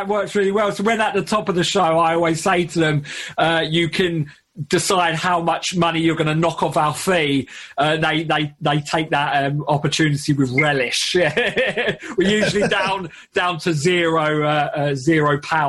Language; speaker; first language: English; native; English